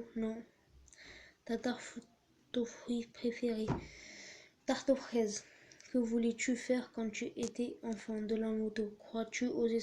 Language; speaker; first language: French; native; French